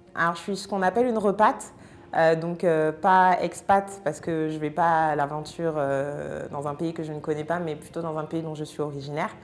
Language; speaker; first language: French; native; French